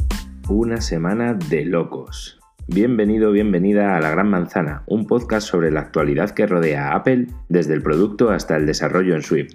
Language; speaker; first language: Spanish; native; Spanish